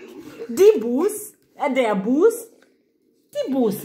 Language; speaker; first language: German; non-native, local second language; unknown